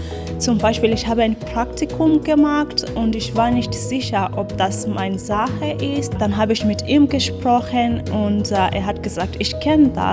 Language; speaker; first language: German; non-native, learner; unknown